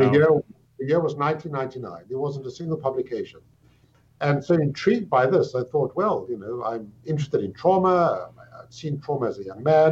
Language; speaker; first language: English; native; English